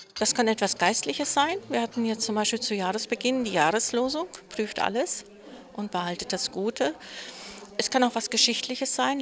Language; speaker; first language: German; native; German